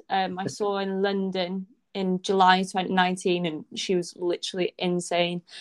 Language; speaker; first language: English; native; English